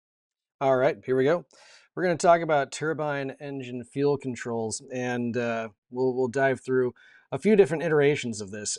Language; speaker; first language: English; native; English